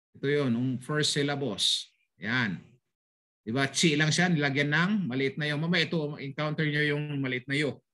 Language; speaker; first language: Filipino; native; Filipino